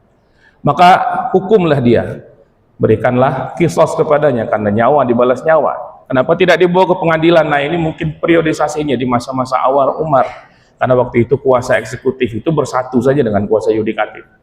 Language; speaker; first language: Indonesian; native; Indonesian